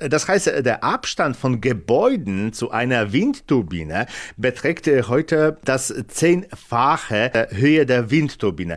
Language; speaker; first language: German; non-native, fluent; Polish